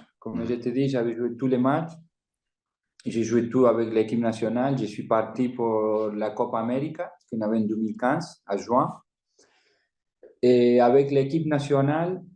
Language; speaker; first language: French; non-native, fluent; Spanish